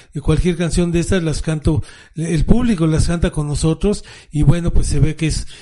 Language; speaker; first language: Spanish; native; Spanish